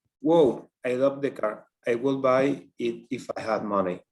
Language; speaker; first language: English; non-native, learner; Spanish